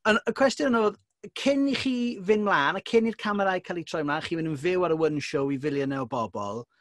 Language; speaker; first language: Welsh; native; Welsh